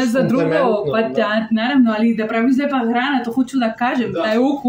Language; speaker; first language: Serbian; non-native, learner; Spanish